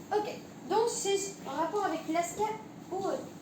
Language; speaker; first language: French; native; French